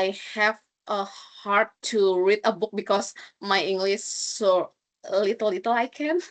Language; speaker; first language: English; non-native, learner; Indonesian